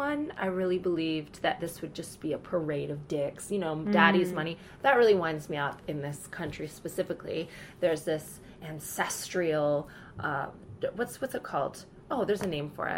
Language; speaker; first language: English; native; English